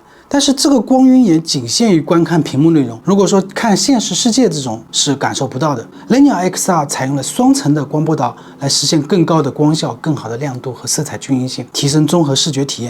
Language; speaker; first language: Chinese; native; Chinese